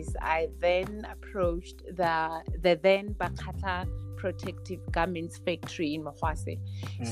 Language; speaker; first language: English; non-native, local second language; Tswana